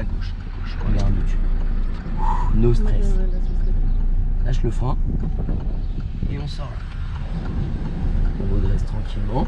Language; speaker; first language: French; native; French